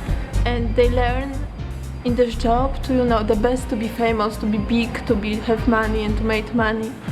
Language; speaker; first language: English; non-native, learner; Polish